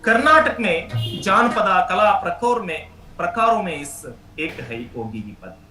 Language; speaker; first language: Hindi; non-native, local second language; Kannada